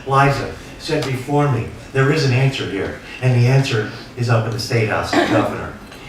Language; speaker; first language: English; native; English